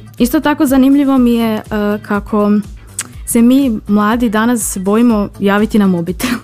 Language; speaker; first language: Croatian; native; Croatian